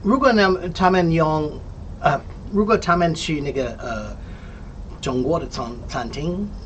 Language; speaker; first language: Chinese; non-native, learner; English